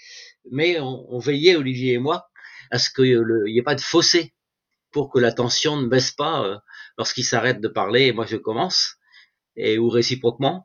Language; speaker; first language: French; native; French